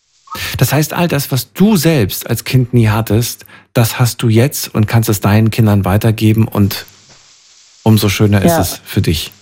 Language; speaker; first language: German; native; German